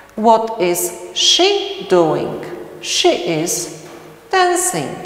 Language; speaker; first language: English; non-native, fluent; Polish